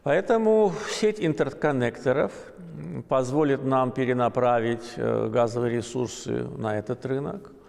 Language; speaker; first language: Russian; non-native, local second language; Azerbaijani